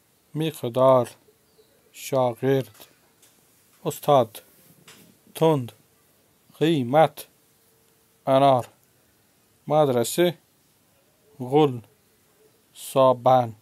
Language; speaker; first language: Persian; non-native, fluent; Urdu